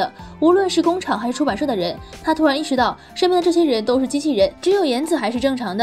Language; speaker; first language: Chinese; native; Chinese